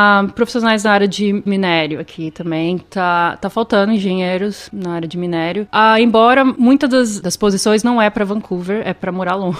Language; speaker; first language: Portuguese; native; Portuguese